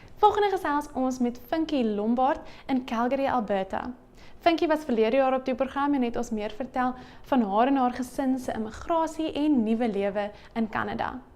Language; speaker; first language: Afrikaans; native; Afrikaans